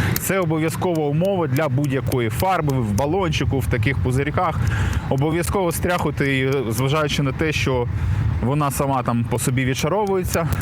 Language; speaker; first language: Ukrainian; native; Ukrainian